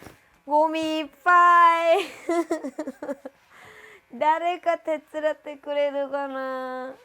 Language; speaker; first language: Japanese; non-native, learner; Vietnamese